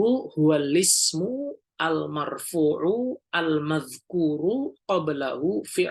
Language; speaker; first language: Arabic; non-native, fluent; Indonesian